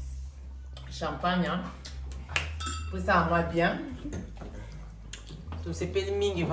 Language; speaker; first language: French; non-native, local second language; Lingala